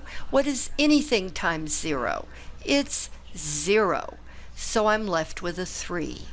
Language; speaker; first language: English; native; English